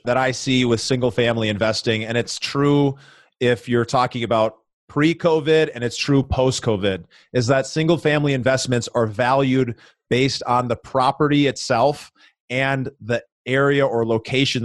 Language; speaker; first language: English; native; English